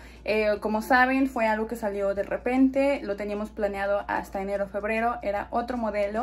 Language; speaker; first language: Spanish; native; Spanish